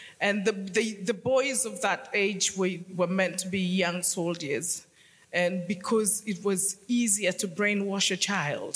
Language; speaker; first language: English; non-native, local second language; Acoli